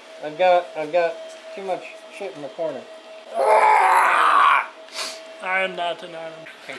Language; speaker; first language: English; native; English